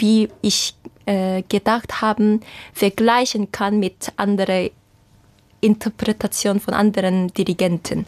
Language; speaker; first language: German; non-native, fluent; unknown